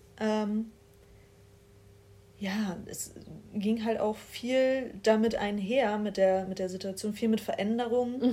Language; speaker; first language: German; native; German